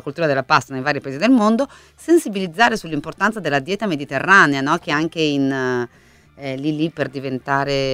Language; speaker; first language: Italian; native; Italian